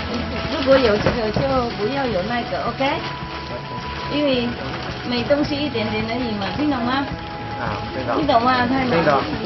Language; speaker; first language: Chinese; non-native, fluent; Vietnamese